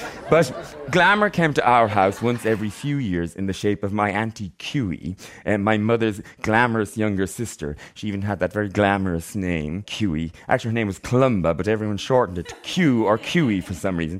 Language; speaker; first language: English; native; English